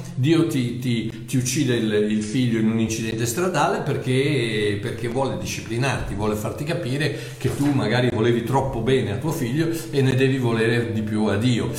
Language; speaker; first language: Italian; non-native, fluent; English